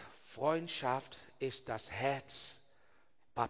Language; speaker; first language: German; non-native, learner; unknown